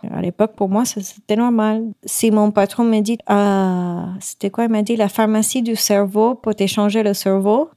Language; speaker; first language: French; non-native, fluent; Spanish